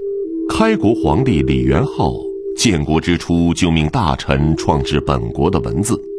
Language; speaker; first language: Chinese; native; Chinese